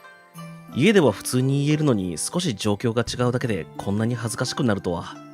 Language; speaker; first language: Japanese; native; Japanese